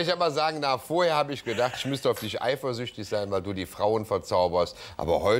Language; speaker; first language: German; native; German